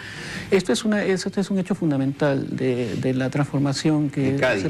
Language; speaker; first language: Spanish; native; Spanish